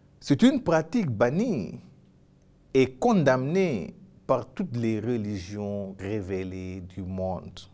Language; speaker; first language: French; non-native, local second language; Wolof